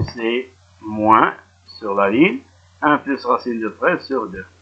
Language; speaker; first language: French; non-native, local second language; Arabic